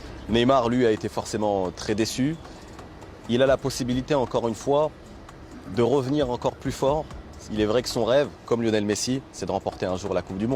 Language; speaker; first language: French; native; French